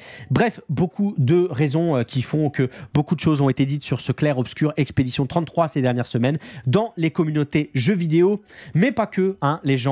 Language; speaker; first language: French; native; French